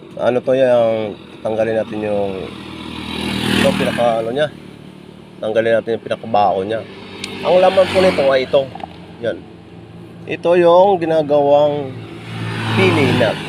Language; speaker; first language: Filipino; non-native, local second language; Bikol